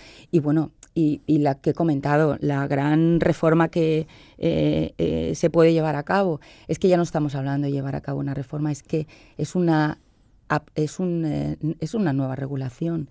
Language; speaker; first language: Spanish; native; Spanish